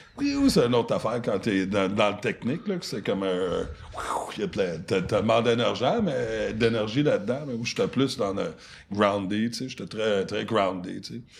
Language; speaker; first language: French; non-native, local second language; English